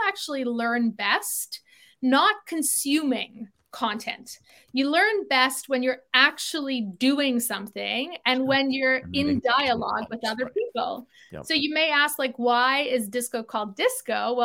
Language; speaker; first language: English; native; English